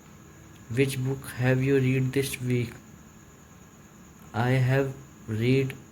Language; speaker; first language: English; non-native, learner; Hindi